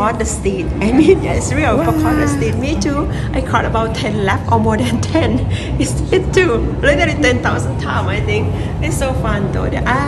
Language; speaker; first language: English; non-native, learner; Thai